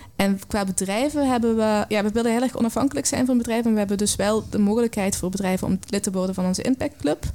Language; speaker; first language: Dutch; native; Dutch